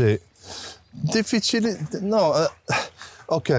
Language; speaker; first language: Italian; non-native, fluent; English